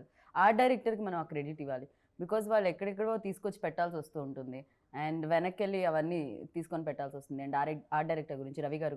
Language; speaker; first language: Telugu; native; Telugu